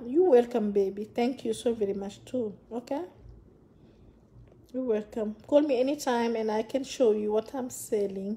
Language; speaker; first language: English; non-native, learner; Wolof